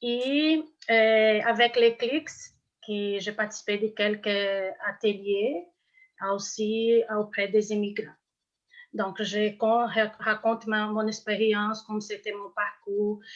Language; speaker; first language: French; non-native, fluent; Portuguese